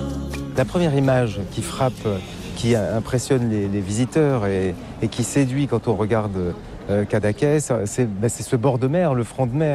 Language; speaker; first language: French; native; French